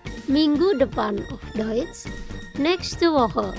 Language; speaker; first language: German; non-native, fluent; Indonesian